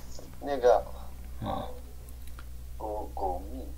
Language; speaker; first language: Chinese; non-native, learner; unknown